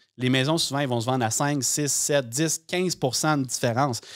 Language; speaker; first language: French; native; French